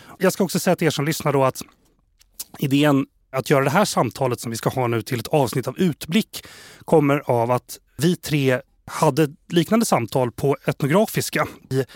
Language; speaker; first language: Swedish; native; Swedish